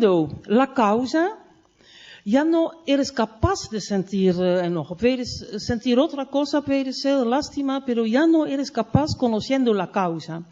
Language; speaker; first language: Spanish; non-native, fluent; Dutch